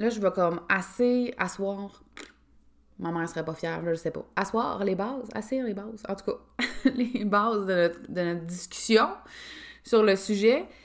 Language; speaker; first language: French; native; French